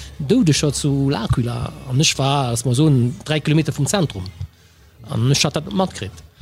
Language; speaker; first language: Luxembourgish; early bilingual, other home language; Italian